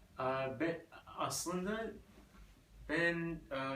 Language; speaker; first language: Turkish; non-native, learner; English